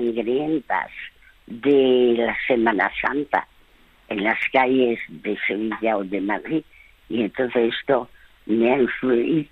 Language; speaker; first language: Spanish; early bilingual, other home language; French